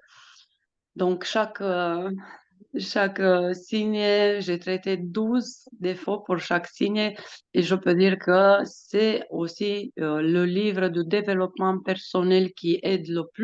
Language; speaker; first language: French; non-native, fluent; Romanian